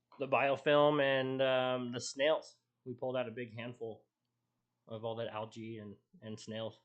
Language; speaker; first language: English; native; English